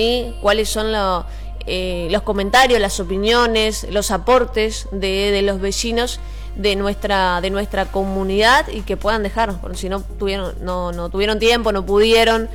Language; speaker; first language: Spanish; native; Spanish